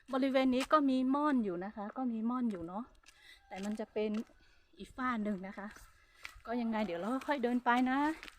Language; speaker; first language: Thai; non-native, local second language; Hmong